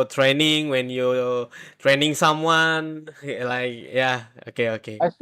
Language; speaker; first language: English; non-native, learner; Indonesian